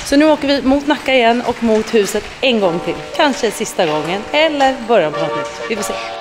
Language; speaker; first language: Swedish; native; Swedish